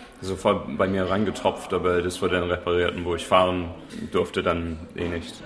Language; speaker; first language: German; non-native, fluent; English